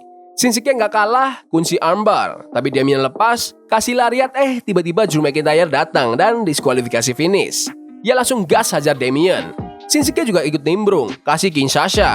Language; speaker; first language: Indonesian; native; Indonesian